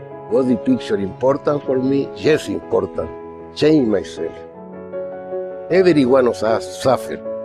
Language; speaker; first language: English; non-native, learner; Spanish